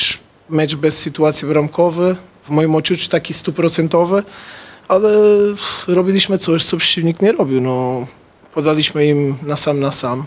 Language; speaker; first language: Polish; non-native, fluent; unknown